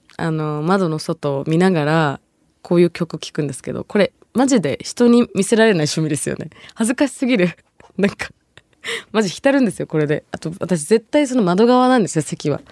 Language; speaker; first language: Japanese; early bilingual, other home language; Bangla